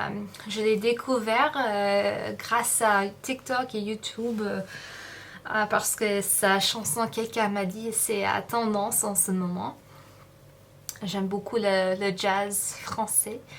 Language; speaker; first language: French; non-native, fluent; English